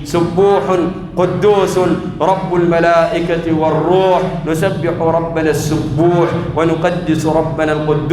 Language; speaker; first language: Arabic; native; Arabic